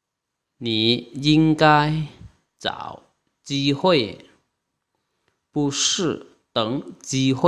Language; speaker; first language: Chinese; non-native, fluent; Lao